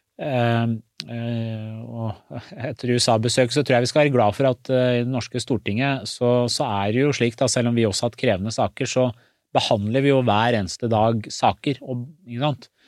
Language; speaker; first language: Norwegian; early bilingual, other home language; Persian